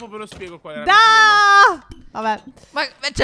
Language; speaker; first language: Italian; native; Italian